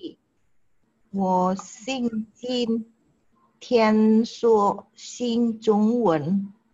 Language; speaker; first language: Chinese; non-native, learner; Indonesian